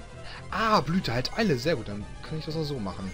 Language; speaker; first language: German; native; German